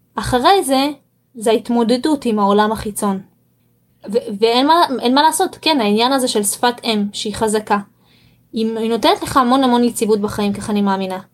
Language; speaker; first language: Hebrew; early bilingual, other home language; Russian